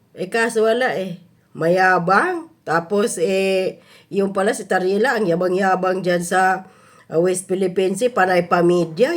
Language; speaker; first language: Filipino; non-native, local second language; Cebuano